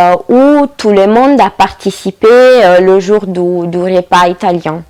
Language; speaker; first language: French; non-native, fluent; Italian